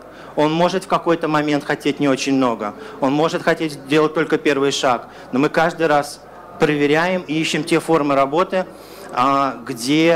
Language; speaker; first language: Russian; native; Russian